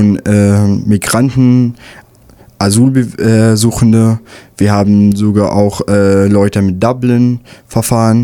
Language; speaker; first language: German; non-native, fluent; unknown